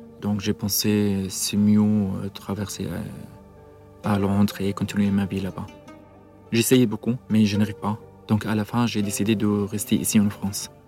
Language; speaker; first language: French; non-native, learner; Arabic